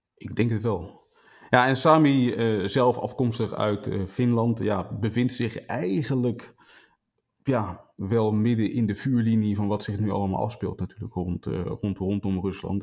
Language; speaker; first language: Dutch; native; Dutch